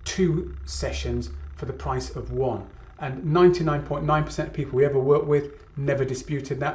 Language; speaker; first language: English; native; English